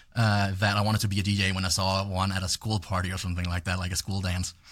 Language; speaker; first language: English; non-native, fluent; Danish